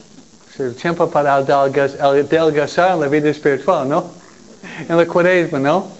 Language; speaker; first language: Spanish; non-native, fluent; English